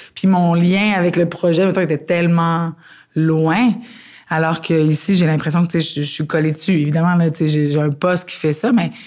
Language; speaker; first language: French; native; French